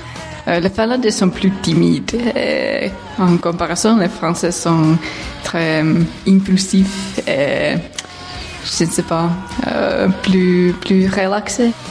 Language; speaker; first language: French; non-native, fluent; Finnish